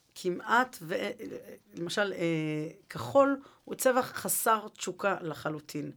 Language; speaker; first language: Hebrew; native; Hebrew